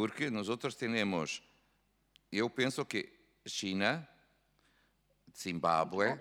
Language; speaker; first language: Spanish; non-native, learner; Portuguese